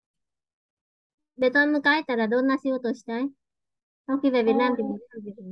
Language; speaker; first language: Japanese; non-native, fluent; Vietnamese